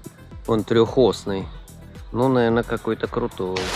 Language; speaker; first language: Russian; native; Russian